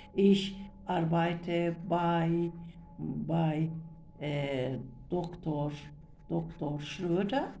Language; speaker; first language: German; non-native, fluent; Turkish